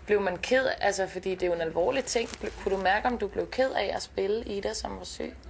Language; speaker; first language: Danish; native; Danish